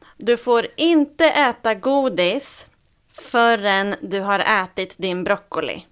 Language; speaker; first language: Swedish; native; Swedish